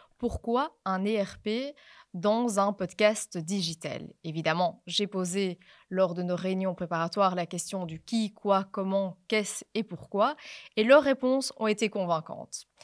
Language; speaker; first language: French; native; French